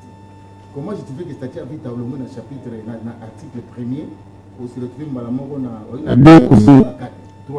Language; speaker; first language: French; non-native, local second language; Lingala